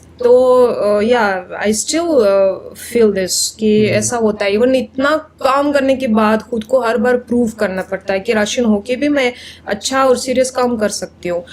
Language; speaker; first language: Hindi; non-native, fluent; Russian